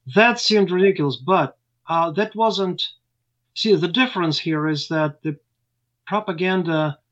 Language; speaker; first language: English; non-native, fluent; Ukrainian